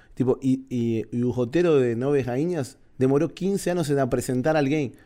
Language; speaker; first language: Portuguese; non-native, learner; Spanish